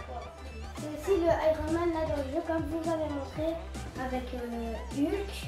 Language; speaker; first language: French; native; French